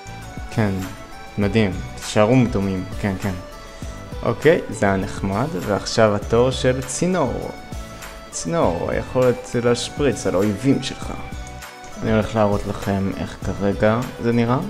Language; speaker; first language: Hebrew; native; Hebrew